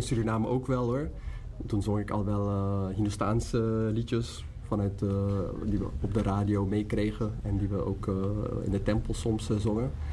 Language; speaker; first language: Dutch; native; Dutch